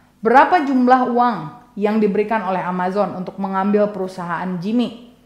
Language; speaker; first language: Indonesian; native; Indonesian